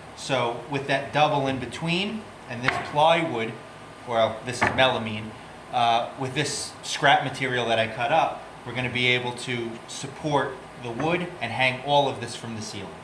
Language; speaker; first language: English; native; English